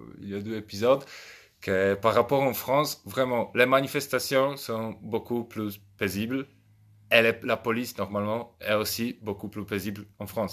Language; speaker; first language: French; non-native, fluent; Polish